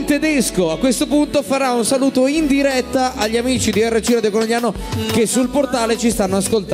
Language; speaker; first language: Italian; native; Italian